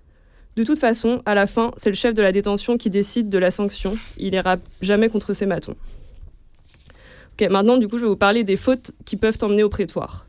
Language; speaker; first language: French; native; French